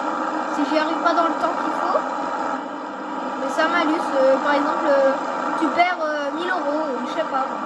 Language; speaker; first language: French; native; French